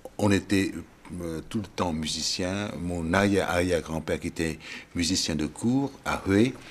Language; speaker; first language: French; non-native, fluent; Vietnamese